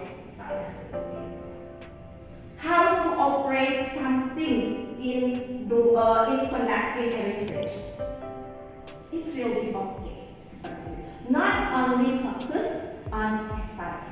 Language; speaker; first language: English; non-native, fluent; Indonesian